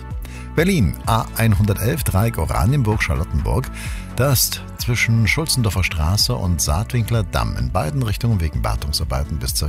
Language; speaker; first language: German; native; German